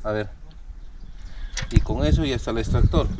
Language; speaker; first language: Spanish; native; Spanish